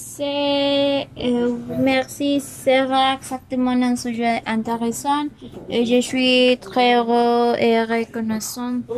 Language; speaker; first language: French; non-native, learner; Spanish